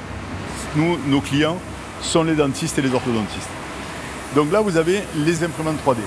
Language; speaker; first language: French; native; French